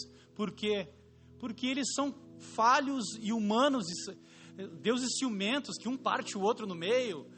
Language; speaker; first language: Portuguese; native; Portuguese